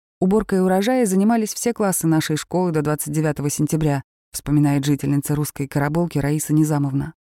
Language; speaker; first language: Russian; native; Russian